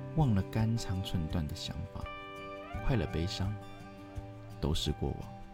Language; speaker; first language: Chinese; non-native, local second language; Cantonese